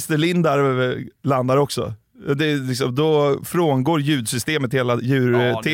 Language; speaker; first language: Swedish; native; Swedish